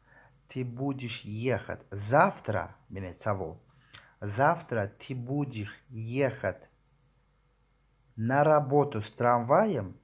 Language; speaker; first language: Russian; non-native, learner; Tajik